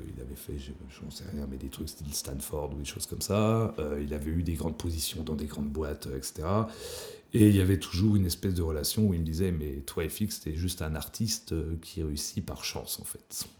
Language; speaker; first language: French; native; French